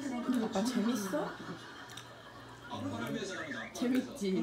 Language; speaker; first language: Korean; native; Korean